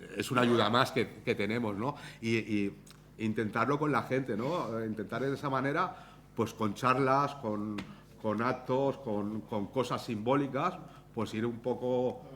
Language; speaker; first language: Spanish; native; Spanish